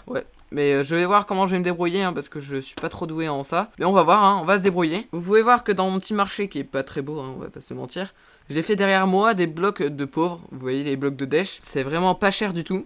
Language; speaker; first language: French; native; French